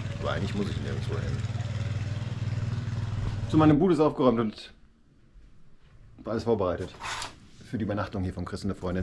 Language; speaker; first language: German; native; German